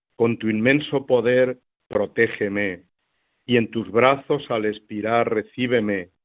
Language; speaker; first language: Spanish; native; Spanish